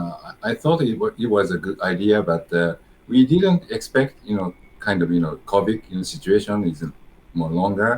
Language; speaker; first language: English; non-native, learner; Japanese